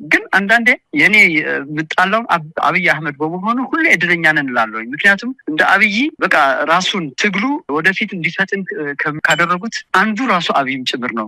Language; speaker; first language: Amharic; non-native, local second language; Tigrinya